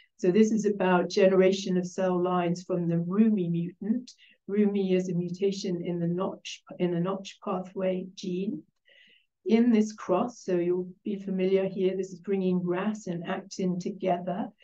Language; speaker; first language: English; native; English